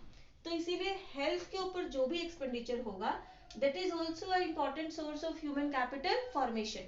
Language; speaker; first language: Hindi; native; Hindi